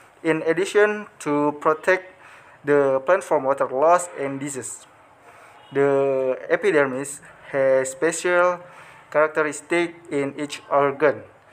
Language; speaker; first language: English; non-native, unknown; Indonesian